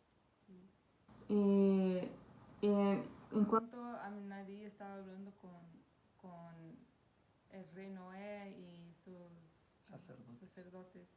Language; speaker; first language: Spanish; non-native, fluent; Portuguese